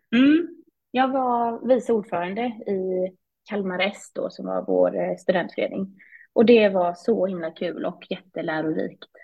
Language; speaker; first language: Swedish; native; Swedish